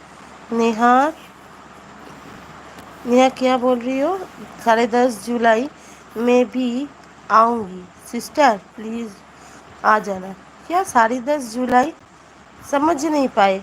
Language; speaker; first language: Hindi; non-native, local second language; Bangla